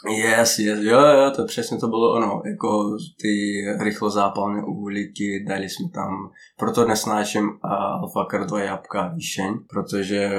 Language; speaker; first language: Czech; non-native, fluent; Russian